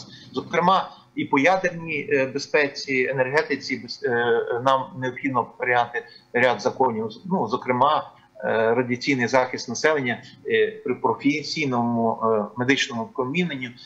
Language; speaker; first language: Ukrainian; native; Ukrainian